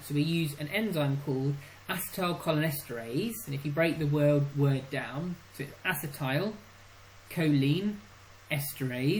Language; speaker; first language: English; native; English